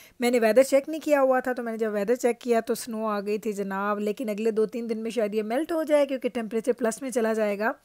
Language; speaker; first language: Urdu; native; Urdu